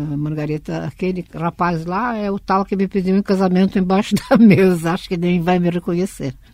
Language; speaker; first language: Portuguese; early bilingual, other home language; Russian